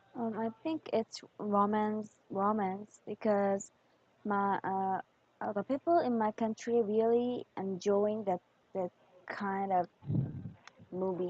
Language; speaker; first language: English; non-native, learner; Korean